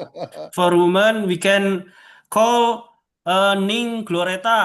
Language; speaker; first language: English; non-native, local second language; Javanese